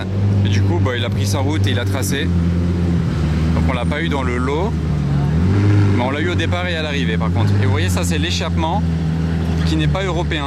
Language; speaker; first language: French; native; French